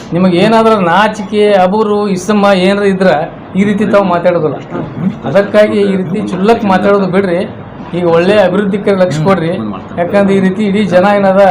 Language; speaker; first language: Kannada; native; Kannada